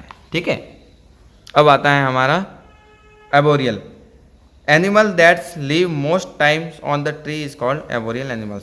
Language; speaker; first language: Hindi; native; Hindi